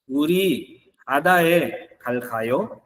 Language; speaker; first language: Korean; non-native, fluent; Filipino